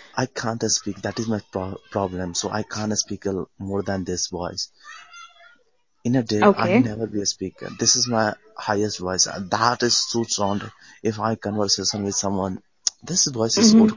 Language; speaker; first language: English; non-native, local second language; Hindi